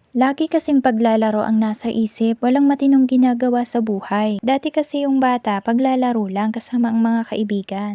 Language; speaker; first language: Filipino; non-native, local second language; Maranao